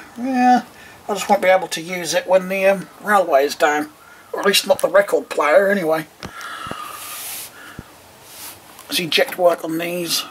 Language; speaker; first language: English; native; English